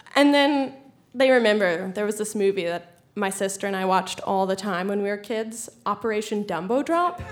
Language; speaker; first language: English; native; English